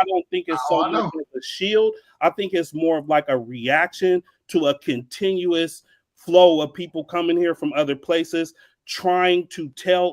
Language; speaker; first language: English; native; English